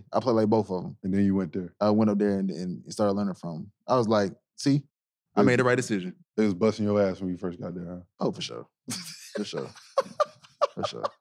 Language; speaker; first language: English; native; English